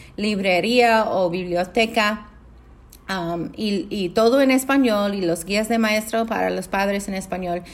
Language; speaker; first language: Spanish; non-native, fluent; English